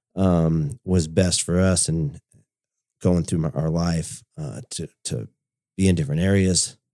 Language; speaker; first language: English; native; English